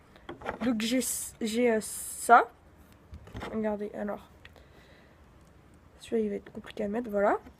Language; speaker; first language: French; native; French